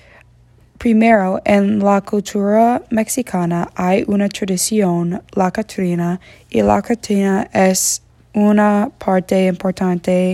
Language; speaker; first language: Spanish; non-native, learner; English